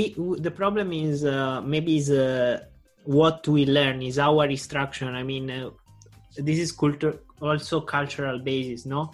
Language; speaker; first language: English; non-native, learner; Italian